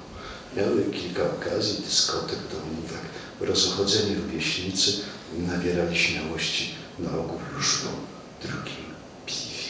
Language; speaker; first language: Polish; native; Polish